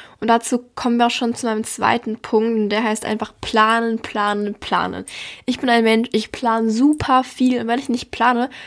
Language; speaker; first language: German; native; German